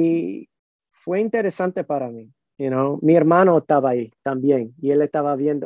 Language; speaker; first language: Spanish; early bilingual, heritage; Spanish